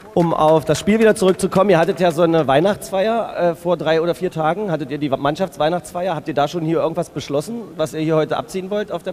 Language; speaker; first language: German; native; German